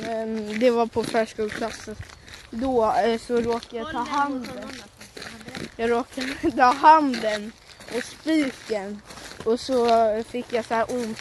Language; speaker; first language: Swedish; native; Swedish